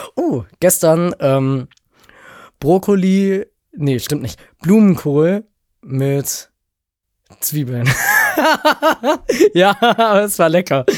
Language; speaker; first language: German; native; German